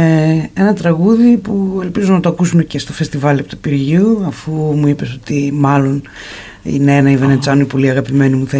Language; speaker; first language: Greek; native; Greek